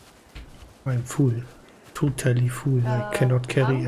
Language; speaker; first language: English; non-native, learner; German